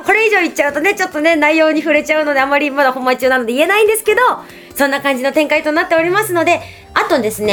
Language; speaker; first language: Japanese; native; Japanese